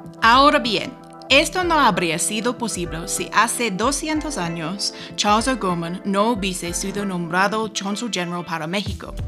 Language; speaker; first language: Spanish; non-native, fluent; English